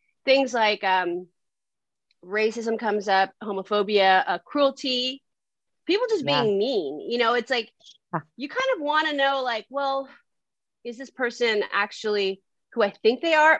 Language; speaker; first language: English; native; English